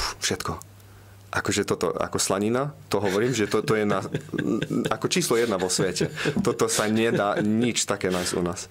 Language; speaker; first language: Slovak; early bilingual, heritage; Slovak